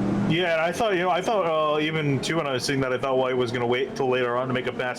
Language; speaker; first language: English; native; English